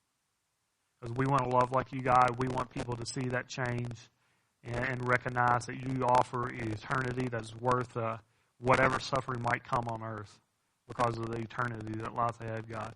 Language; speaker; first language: English; native; English